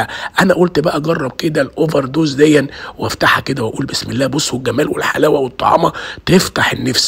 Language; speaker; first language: Arabic; native; Arabic